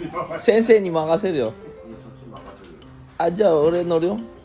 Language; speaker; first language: Japanese; non-native, fluent; Filipino